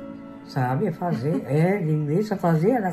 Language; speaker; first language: Portuguese; non-native, local second language; Japanese